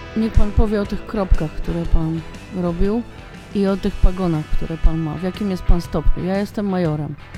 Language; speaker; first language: Polish; native; Polish